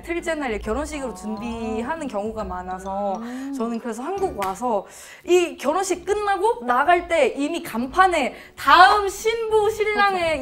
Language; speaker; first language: Korean; non-native, fluent; Thai